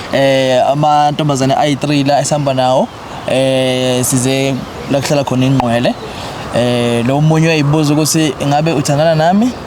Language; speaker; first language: Zulu; native; Zulu